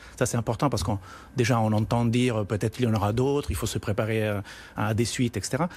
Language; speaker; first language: French; non-native, fluent; Italian